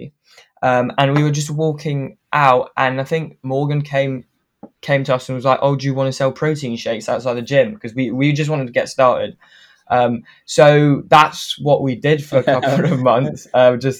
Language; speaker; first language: English; non-native, fluent; French